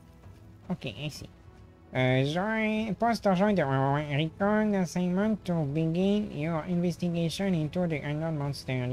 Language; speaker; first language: English; non-native, fluent; French